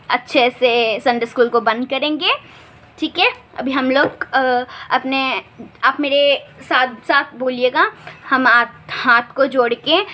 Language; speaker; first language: Hindi; native; Hindi